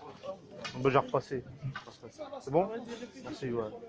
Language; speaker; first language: French; native; French